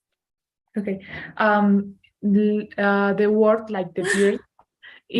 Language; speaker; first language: English; non-native, learner; Spanish